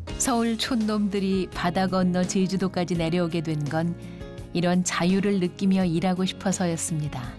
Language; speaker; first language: Korean; native; Korean